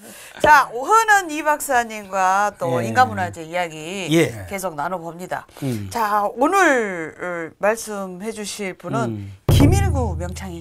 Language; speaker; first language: Korean; native; Korean